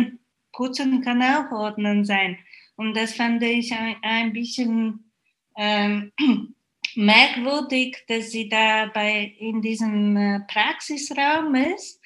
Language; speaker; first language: German; non-native, fluent; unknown